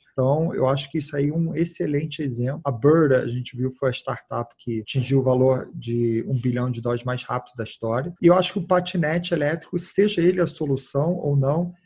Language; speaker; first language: Portuguese; early bilingual, heritage; Portuguese